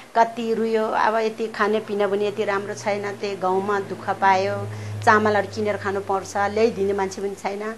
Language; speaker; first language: Nepali; non-native, local second language; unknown